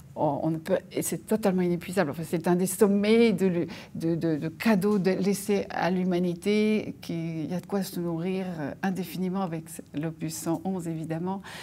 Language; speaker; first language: French; native; French